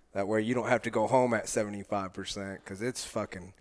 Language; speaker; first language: English; native; English